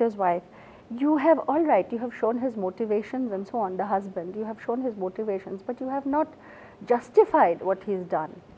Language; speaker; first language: English; non-native, local second language; Assamese